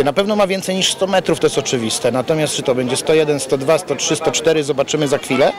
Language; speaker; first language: Polish; native; Polish